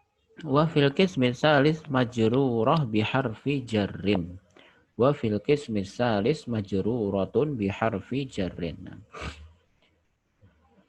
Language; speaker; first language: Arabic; non-native, fluent; Indonesian